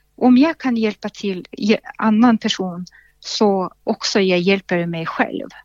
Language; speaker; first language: Swedish; non-native, fluent; Russian